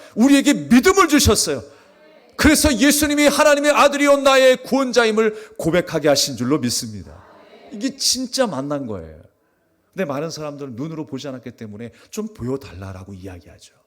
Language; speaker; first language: Korean; native; Korean